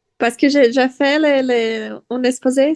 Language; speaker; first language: French; non-native, learner; Portuguese